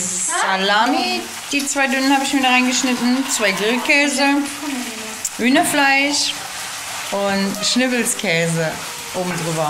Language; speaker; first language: German; native; German